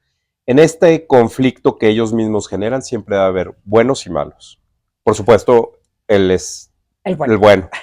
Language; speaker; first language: Spanish; native; Spanish